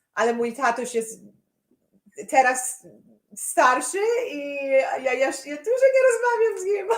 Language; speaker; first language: Polish; early bilingual, other home language; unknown